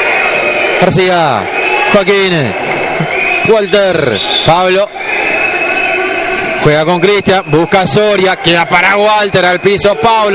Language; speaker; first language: Spanish; native; Spanish